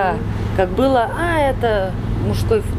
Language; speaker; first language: Russian; non-native, learner; Lithuanian